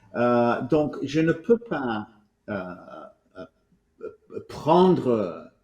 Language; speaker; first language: French; non-native, fluent; English